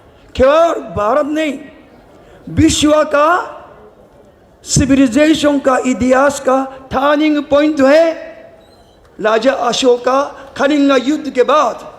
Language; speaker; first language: Hindi; non-native, learner; Japanese